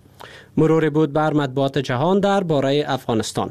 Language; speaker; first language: Persian; native; Persian